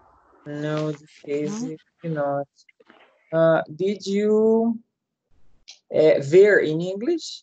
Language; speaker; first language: English; non-native, learner; Portuguese